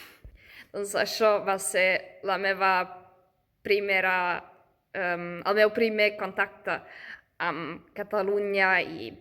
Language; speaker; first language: Catalan; non-native, fluent; German